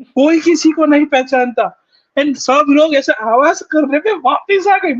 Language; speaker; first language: Hindi; non-native, local second language; Gujarati